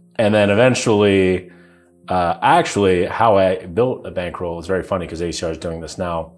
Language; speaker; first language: English; native; English